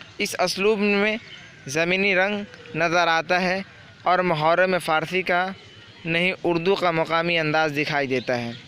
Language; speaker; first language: Urdu; native; Urdu